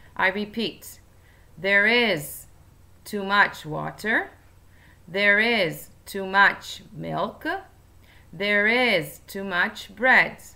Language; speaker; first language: English; non-native, fluent; Italian